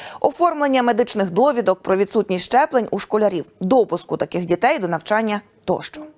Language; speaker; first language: Ukrainian; native; Ukrainian